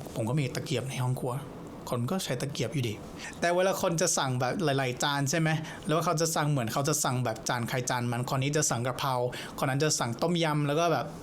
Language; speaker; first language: Thai; non-native, fluent; English